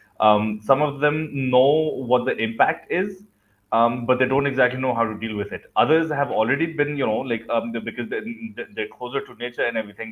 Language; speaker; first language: English; non-native, local second language; Urdu